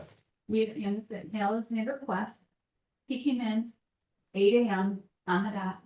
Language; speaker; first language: English; native; English